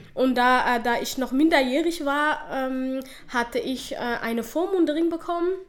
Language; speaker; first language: German; non-native, fluent; Somali